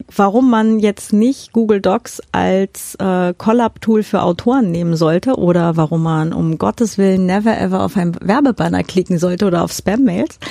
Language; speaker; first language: German; native; German